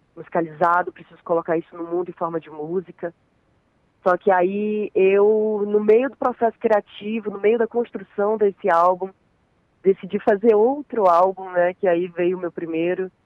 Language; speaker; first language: Portuguese; native; Portuguese